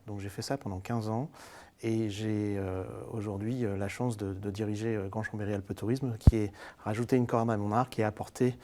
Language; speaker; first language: French; native; French